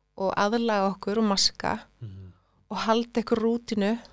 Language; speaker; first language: Icelandic; non-native, local second language; Swedish